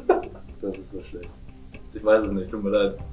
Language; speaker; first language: German; native; German